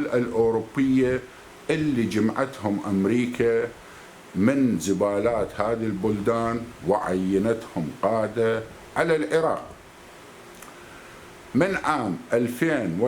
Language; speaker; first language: Arabic; native; Arabic